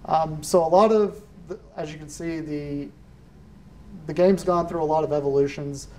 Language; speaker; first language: English; native; English